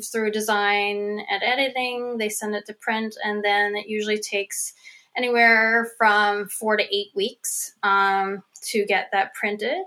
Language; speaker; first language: English; native; English